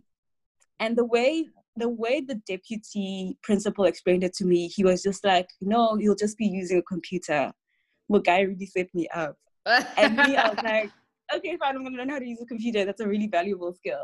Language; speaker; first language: English; non-native, local second language; Tswana